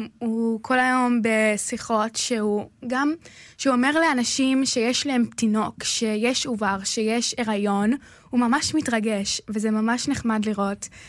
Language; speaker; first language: Hebrew; early bilingual, other home language; English